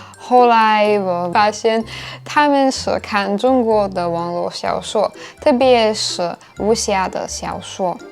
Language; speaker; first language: Chinese; non-native, fluent; Russian